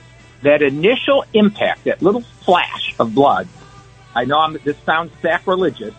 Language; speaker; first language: English; native; English